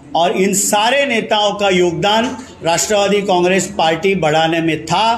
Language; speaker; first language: Hindi; non-native, local second language; Marathi